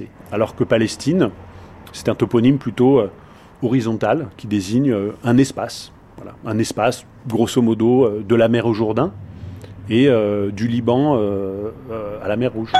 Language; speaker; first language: French; native; French